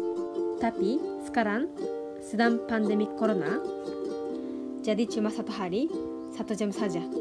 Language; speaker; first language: Indonesian; non-native, fluent; Japanese